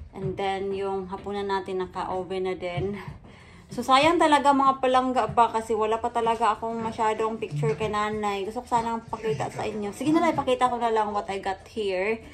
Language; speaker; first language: Filipino; non-native, local second language; Cebuano